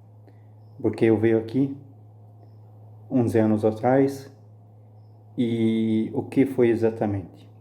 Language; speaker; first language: Portuguese; non-native, fluent; Arabic